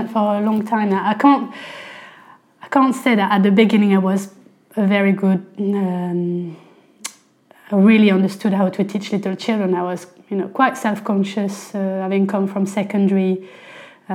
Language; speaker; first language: English; non-native, fluent; French